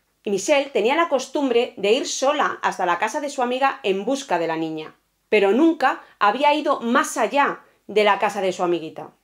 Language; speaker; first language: Spanish; native; Spanish